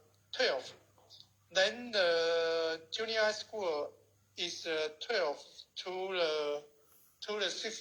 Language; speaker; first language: English; non-native, learner; Chinese